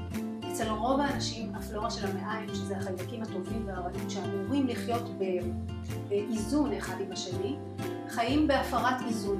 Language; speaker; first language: Hebrew; native; Hebrew